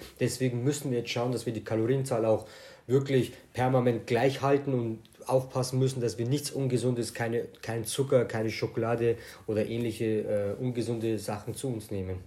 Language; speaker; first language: German; native; German